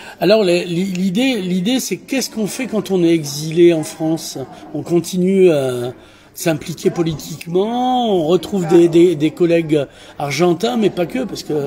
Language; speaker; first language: French; native; French